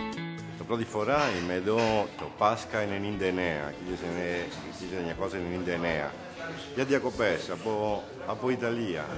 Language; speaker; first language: Greek; non-native, learner; Italian